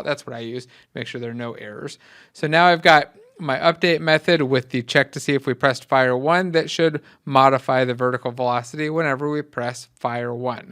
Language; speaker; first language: English; native; English